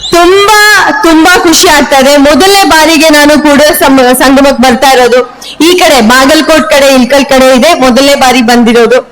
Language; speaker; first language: Kannada; non-native, local second language; Kodava